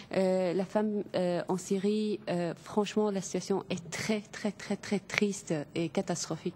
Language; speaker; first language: French; non-native, fluent; Kurdish